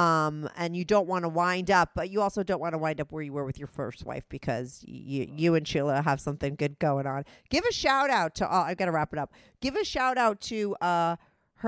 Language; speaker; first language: English; native; English